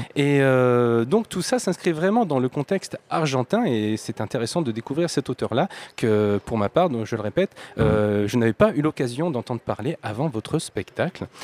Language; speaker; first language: French; native; French